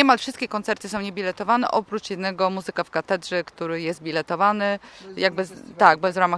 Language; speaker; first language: Polish; native; Polish